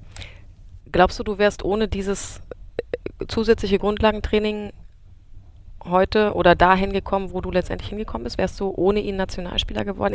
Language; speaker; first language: German; native; German